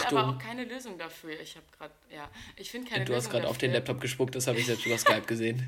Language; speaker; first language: German; native; German